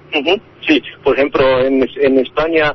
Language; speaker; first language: Spanish; non-native, learner; Japanese